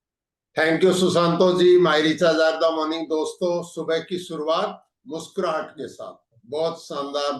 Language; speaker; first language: Hindi; native; Hindi